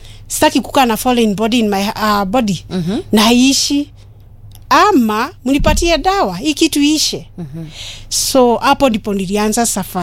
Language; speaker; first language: Swahili; non-native, local second language; Kikuyu